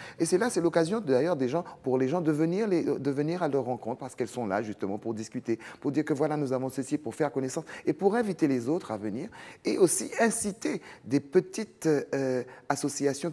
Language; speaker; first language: French; native; French